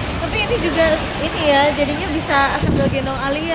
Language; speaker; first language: Indonesian; native; Indonesian